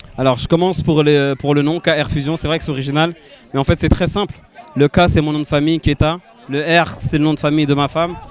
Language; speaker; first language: French; early bilingual, other home language; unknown